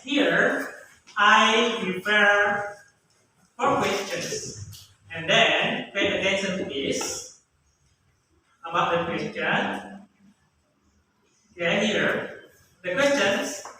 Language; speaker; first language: English; non-native, learner; Indonesian